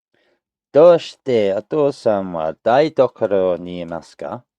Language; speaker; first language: Japanese; non-native, learner; English